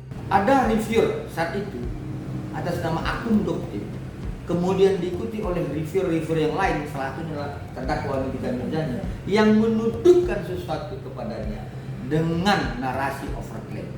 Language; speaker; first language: Indonesian; native; Indonesian